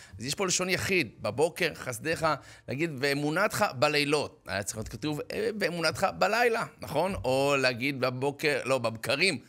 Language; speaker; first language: Hebrew; native; Hebrew